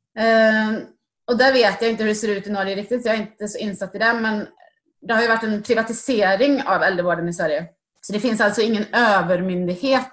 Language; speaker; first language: Swedish; native; Swedish